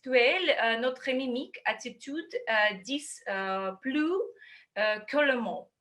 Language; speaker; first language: French; non-native, fluent; Russian